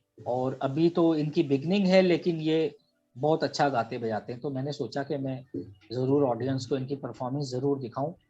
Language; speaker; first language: Urdu; non-native, local second language; Sindhi